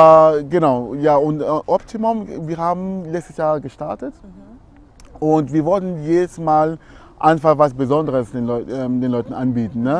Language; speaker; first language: German; non-native, fluent; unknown